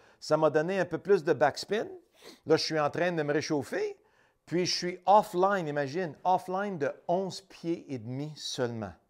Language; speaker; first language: French; native; French